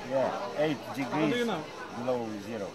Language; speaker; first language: English; non-native, learner; Romanian